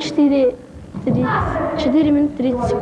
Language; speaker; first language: Russian; non-native, local second language; Yakut